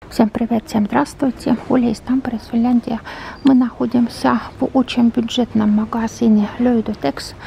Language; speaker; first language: Russian; native; Russian